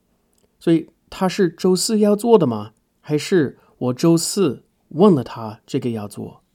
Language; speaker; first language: Chinese; non-native, fluent; English